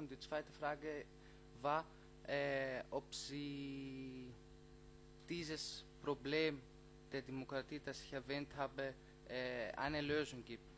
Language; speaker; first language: German; non-native, learner; Greek